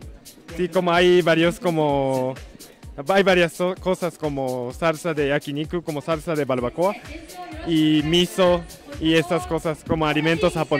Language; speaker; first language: Spanish; non-native, learner; Japanese